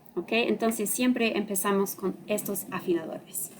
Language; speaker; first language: Spanish; non-native, learner; English